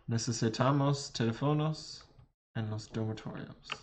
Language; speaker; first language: Spanish; non-native, learner; English